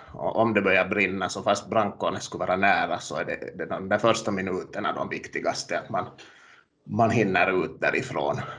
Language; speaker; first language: Swedish; native; Swedish